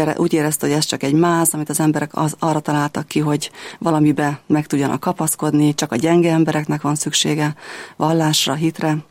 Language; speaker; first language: Hungarian; native; Hungarian